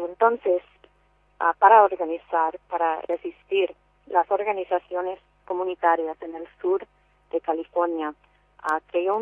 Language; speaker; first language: Spanish; non-native, fluent; English